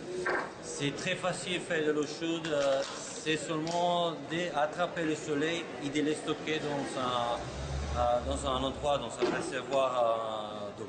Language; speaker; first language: French; non-native, fluent; Spanish